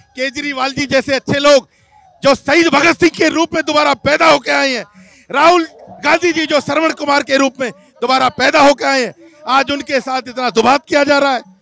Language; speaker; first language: Hindi; native; Hindi